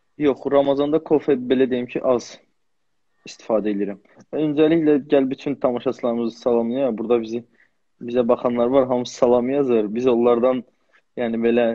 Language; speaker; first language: Azerbaijani; native; Azerbaijani